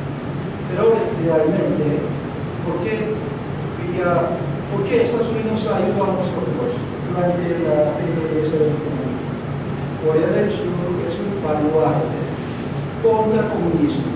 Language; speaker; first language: Spanish; non-native, learner; Korean